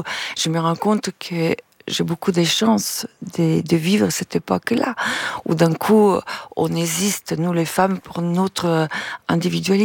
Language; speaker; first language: French; non-native, fluent; Italian